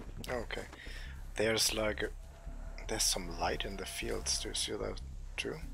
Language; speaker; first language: English; non-native, fluent; German